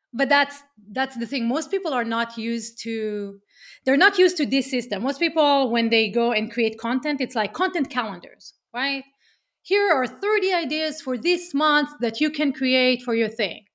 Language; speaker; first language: English; non-native, fluent; Hebrew